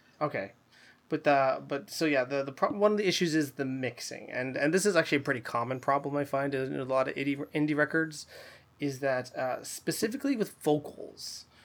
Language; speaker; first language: English; native; English